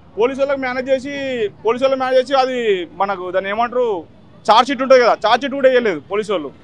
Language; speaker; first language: Telugu; native; Telugu